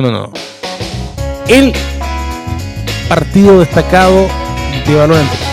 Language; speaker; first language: Spanish; native; Spanish